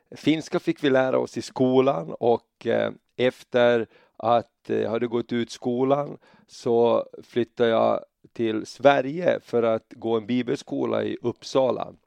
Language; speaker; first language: Swedish; native; Swedish